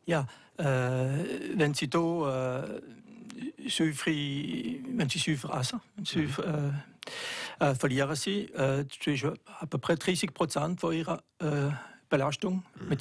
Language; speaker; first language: German; non-native, local second language; French